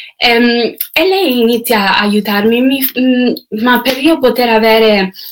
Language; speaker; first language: Italian; non-native, fluent; English